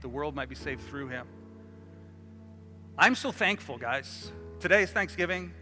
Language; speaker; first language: English; native; English